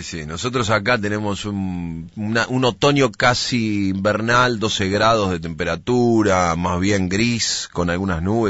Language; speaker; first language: Spanish; native; Spanish